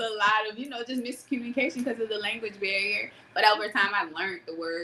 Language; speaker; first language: English; native; English